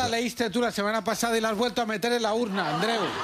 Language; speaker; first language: Spanish; native; Spanish